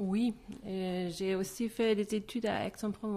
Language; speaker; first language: French; non-native, fluent; German